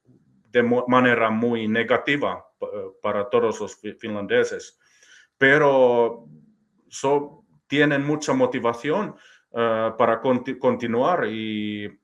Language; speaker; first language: Spanish; non-native, fluent; Finnish